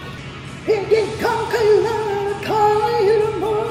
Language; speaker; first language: Filipino; native; Filipino